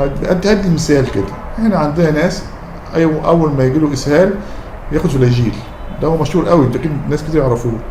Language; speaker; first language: Arabic; native; Arabic